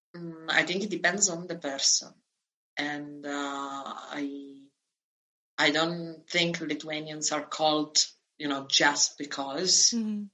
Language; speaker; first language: English; non-native, fluent; Italian